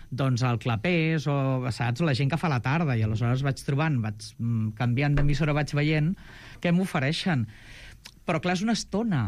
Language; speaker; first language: Catalan; native; Catalan